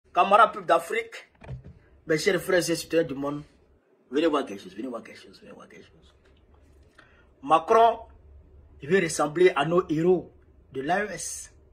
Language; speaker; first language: French; non-native, local second language; Bambara